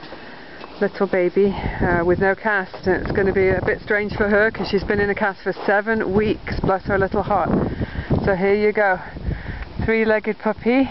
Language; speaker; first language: English; native; English